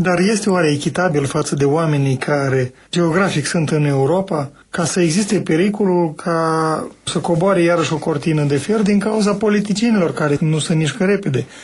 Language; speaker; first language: Romanian; native; Romanian